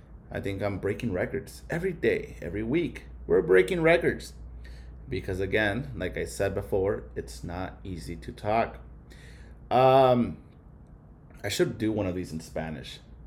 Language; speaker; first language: English; early bilingual, other home language; Spanish